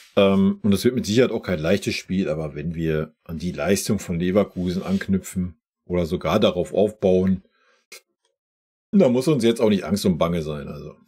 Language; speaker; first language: German; native; German